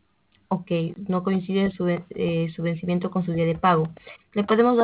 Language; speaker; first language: Spanish; native; Spanish